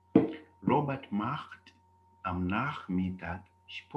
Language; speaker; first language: German; non-native, fluent; English